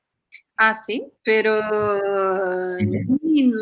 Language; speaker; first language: Spanish; non-native, fluent; Portuguese